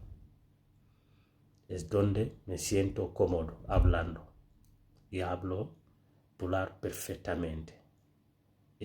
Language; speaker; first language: Spanish; non-native, fluent; Fula